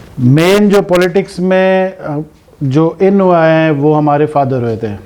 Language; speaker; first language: Urdu; non-native, local second language; Sindhi